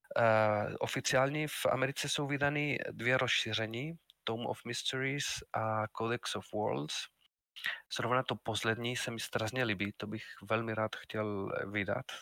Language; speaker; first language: Czech; non-native, fluent; Spanish